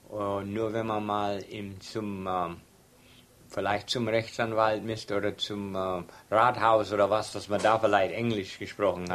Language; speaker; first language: German; early bilingual, heritage; German